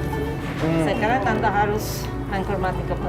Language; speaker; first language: Indonesian; non-native, fluent; Turkish